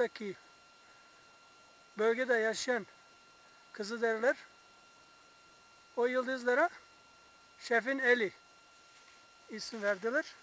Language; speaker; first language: Turkish; non-native, fluent; English